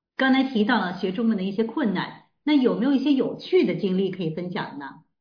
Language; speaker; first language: Chinese; native; Chinese